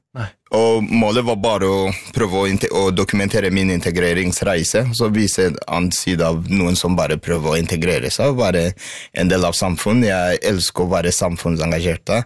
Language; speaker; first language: Norwegian; non-native, fluent; Swahili